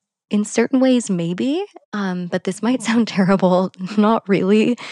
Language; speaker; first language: English; native; English